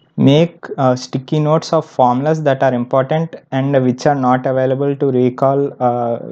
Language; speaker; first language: English; non-native, local second language; Telugu